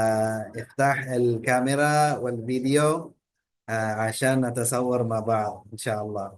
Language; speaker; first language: Arabic; early bilingual, heritage; Indonesian